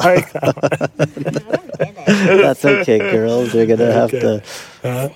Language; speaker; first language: English; native; English